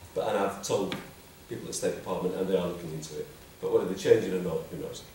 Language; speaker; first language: English; native; English